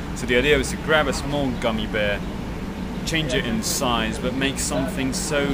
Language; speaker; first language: English; non-native, fluent; Spanish